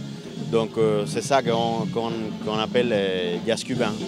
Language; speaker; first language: French; non-native, fluent; Spanish